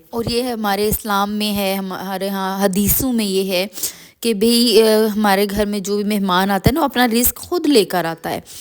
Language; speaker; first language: Urdu; native; Urdu